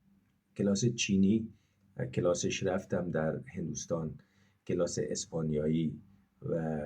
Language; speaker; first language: Persian; non-native, fluent; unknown